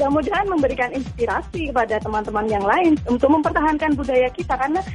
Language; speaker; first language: Indonesian; native; Indonesian